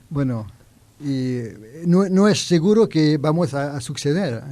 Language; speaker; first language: Spanish; non-native, learner; French